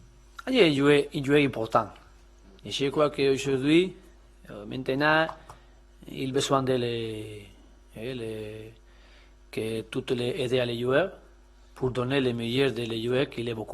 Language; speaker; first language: French; non-native, learner; Spanish